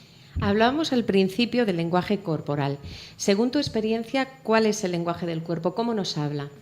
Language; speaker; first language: Spanish; native; Spanish